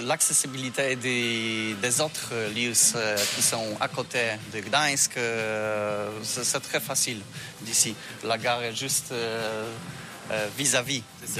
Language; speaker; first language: French; non-native, learner; Polish